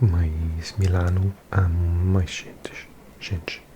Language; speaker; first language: Portuguese; non-native, learner; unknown